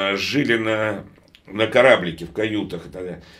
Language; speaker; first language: Russian; native; Russian